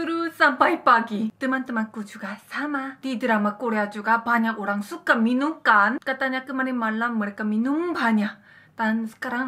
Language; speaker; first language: Indonesian; non-native, fluent; Korean